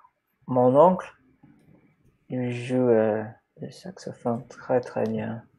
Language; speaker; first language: French; non-native, fluent; English